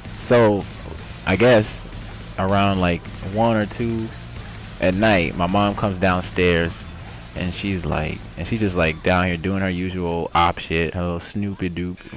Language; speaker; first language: English; native; English